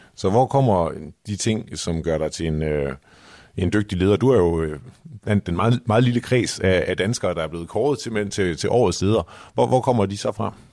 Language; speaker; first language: Danish; native; Danish